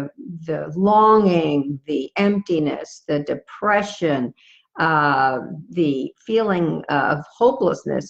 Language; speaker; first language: English; native; English